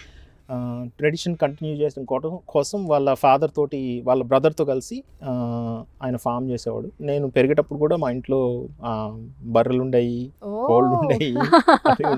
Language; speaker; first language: Telugu; native; Telugu